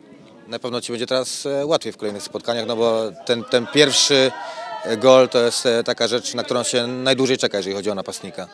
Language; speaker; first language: Polish; native; Polish